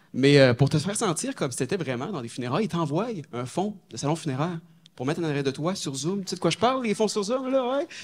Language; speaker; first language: French; native; French